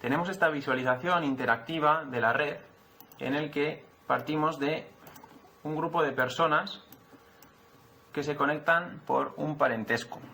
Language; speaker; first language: Spanish; native; Spanish